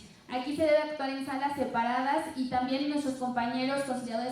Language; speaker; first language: Spanish; native; Spanish